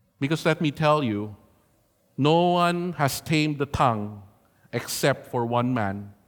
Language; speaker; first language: English; non-native, local second language; Filipino